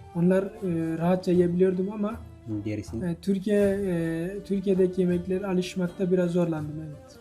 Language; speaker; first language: Turkish; non-native, fluent; Nepali